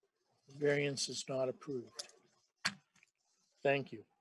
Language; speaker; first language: English; native; English